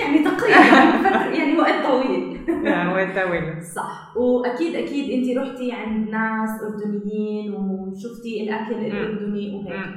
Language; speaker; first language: Arabic; native; Arabic